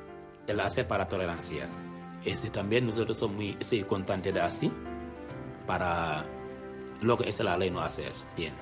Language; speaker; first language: Spanish; non-native, learner; Wolof